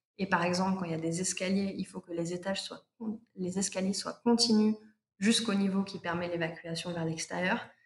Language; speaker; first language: French; native; French